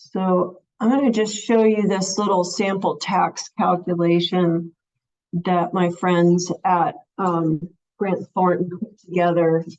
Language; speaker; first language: English; native; English